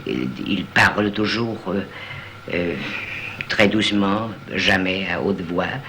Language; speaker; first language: French; non-native, learner; Danish